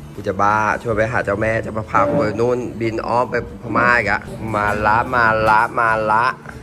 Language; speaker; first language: Thai; native; Thai